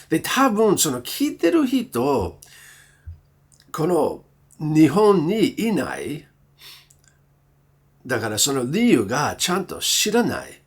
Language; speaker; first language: Japanese; non-native, learner; English